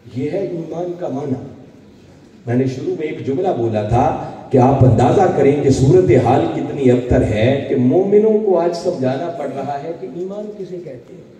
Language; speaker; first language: Urdu; non-native, local second language; Punjabi